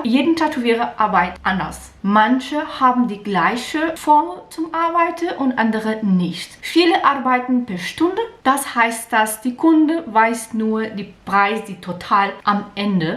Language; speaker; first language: German; non-native, learner; Portuguese